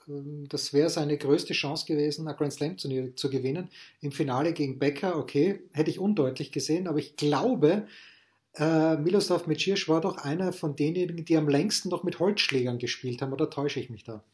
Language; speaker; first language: German; native; German